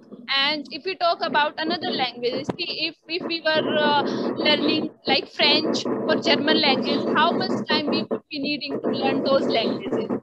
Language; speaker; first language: English; non-native, learner; Hindi